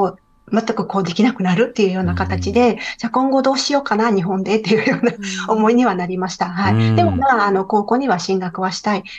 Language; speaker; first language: Japanese; non-native, fluent; Spanish